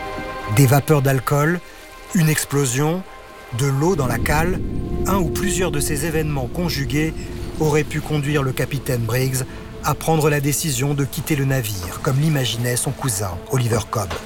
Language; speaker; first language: French; native; French